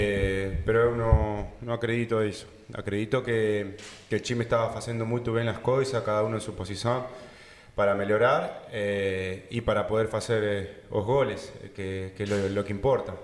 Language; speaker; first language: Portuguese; non-native, learner; Spanish